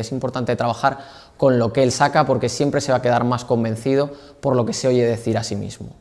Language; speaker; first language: Spanish; native; Spanish